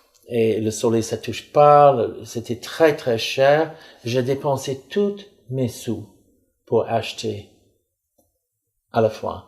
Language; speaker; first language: French; non-native, fluent; English